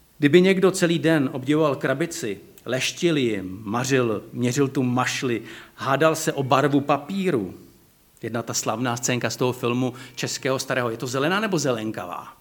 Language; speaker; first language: Czech; non-native, fluent; Slovak